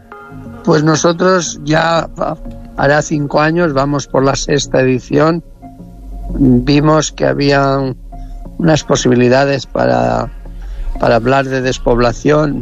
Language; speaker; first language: Spanish; native; Spanish